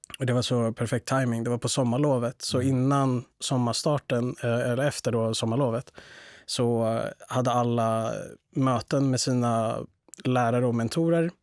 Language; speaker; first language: Swedish; native; Swedish